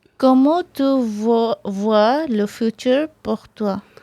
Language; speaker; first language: French; non-native, learner; Bangla